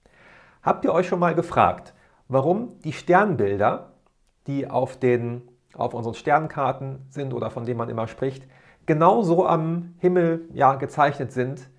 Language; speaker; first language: German; native; German